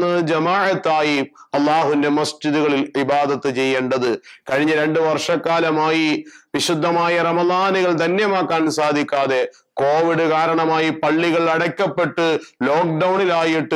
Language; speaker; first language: Malayalam; native; Malayalam